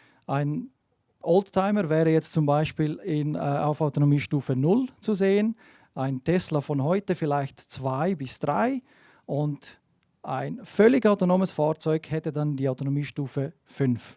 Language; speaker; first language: German; native; German